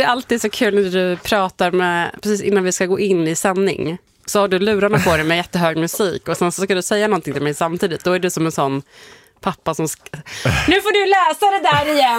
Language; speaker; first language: Swedish; native; Swedish